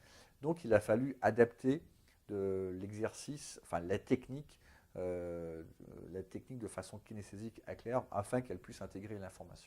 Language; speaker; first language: French; native; French